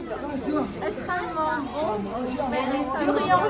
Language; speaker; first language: French; non-native, fluent; Chinese